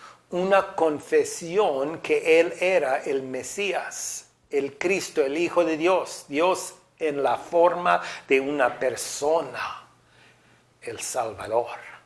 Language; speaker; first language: Spanish; non-native, fluent; English